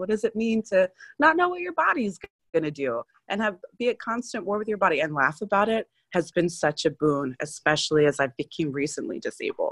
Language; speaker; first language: English; native; English